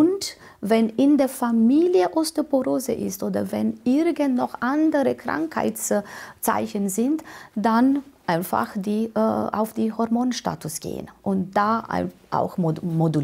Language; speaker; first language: German; non-native, fluent; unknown